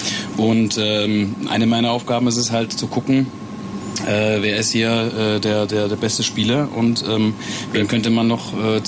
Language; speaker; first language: German; native; German